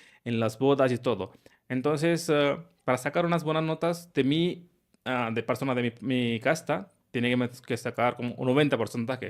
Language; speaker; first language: Spanish; non-native, fluent; Hindi